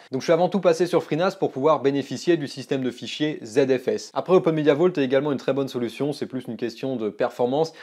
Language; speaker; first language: French; native; French